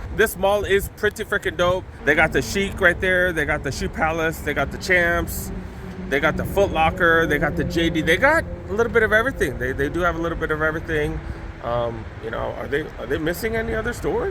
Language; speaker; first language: English; native; English